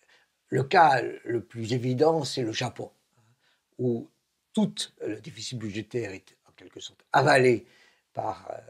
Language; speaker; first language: French; native; French